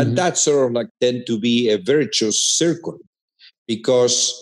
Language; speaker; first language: English; non-native, fluent; Spanish